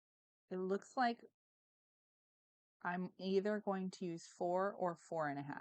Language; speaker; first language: English; native; English